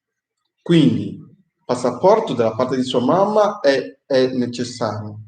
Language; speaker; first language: Italian; non-native, fluent; English